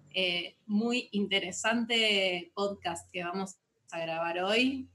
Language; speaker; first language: Spanish; native; Spanish